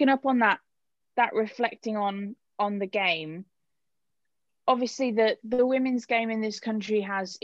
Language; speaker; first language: English; native; English